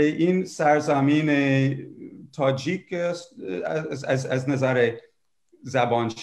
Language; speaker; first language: Persian; non-native, fluent; English